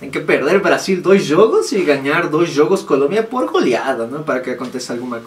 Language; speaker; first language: Portuguese; non-native, fluent; Spanish